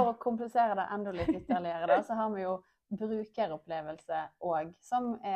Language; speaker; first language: Norwegian; native; Norwegian